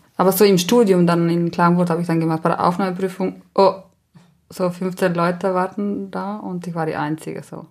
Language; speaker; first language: German; non-native, local second language; Ladin